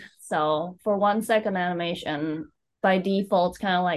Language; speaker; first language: English; non-native, fluent; Chinese